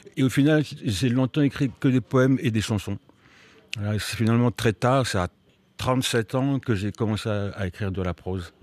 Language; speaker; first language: French; early bilingual, other home language; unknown